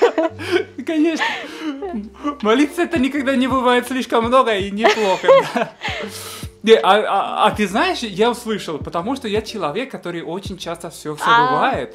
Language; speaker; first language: Russian; non-native, fluent; Spanish